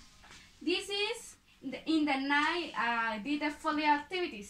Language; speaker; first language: English; non-native, learner; Spanish